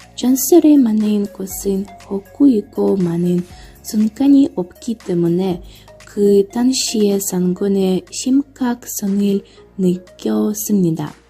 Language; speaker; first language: Korean; non-native, learner; Russian